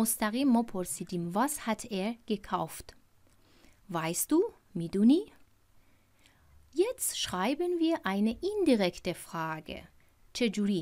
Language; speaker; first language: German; non-native, fluent; Persian